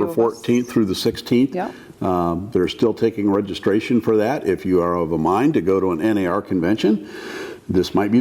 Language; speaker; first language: English; native; English